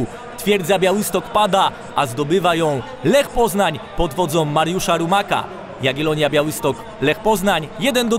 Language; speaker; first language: Polish; native; Polish